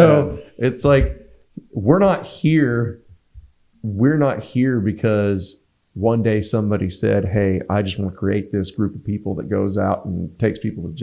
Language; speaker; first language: English; native; English